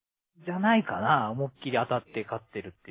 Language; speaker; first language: Japanese; native; Japanese